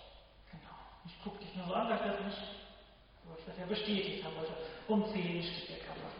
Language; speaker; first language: German; native; German